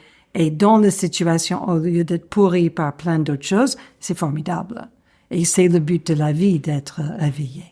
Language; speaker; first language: French; non-native, fluent; English